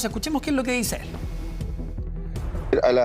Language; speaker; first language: Spanish; native; Spanish